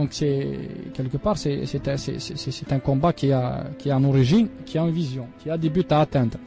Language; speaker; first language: French; non-native, local second language; Arabic